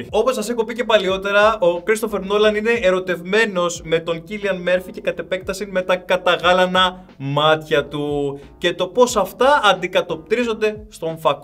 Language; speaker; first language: Greek; native; Greek